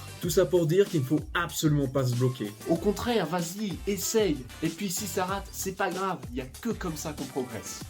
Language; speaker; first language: French; native; French